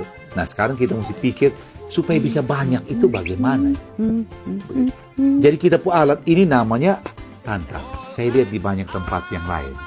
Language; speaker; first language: Indonesian; non-native, local second language; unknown